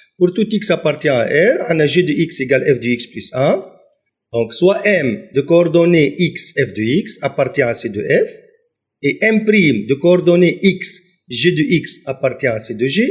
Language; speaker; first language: French; non-native, local second language; Arabic